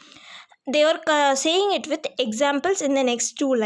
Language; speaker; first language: English; non-native, local second language; Hindi